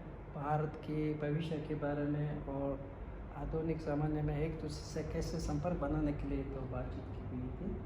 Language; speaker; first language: Hindi; non-native, fluent; Mongolian